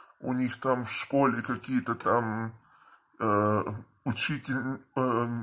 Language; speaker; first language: Russian; early bilingual, heritage; Russian